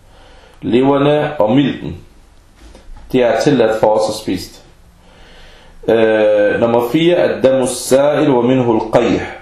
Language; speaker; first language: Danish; early bilingual, other home language; Arabic